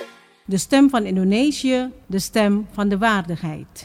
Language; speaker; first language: Dutch; non-native, fluent; Indonesian